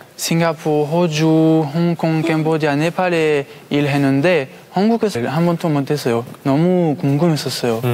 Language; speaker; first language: Korean; non-native, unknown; French